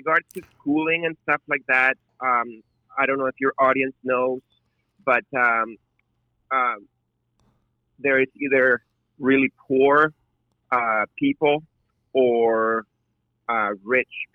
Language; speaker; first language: English; non-native, fluent; Spanish